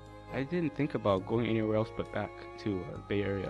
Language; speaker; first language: English; early bilingual, other home language; Cantonese